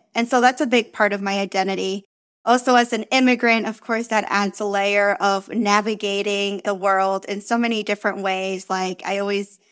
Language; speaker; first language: English; early bilingual, other home language; Spanish